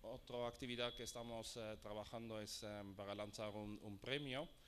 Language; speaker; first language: Spanish; non-native, fluent; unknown